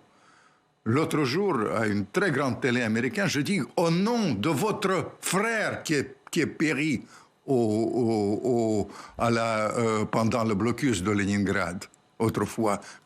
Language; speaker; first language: French; non-native, fluent; Russian